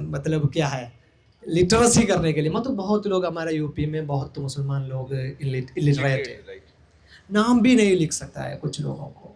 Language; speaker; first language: Hindi; non-native, local second language; Malayalam